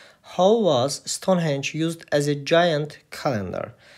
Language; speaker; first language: English; non-native, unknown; Azerbaijani